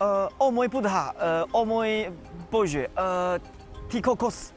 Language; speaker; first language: Slovak; non-native, learner; Chinese